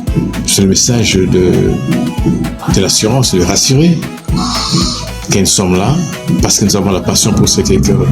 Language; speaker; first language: French; non-native, local second language; Luba-Lulua